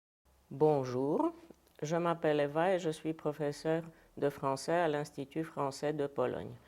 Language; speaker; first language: French; non-native, fluent; Polish